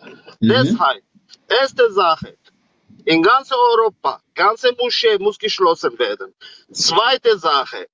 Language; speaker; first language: German; non-native, learner; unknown